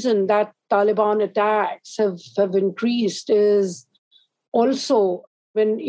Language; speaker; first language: English; non-native, local second language; Urdu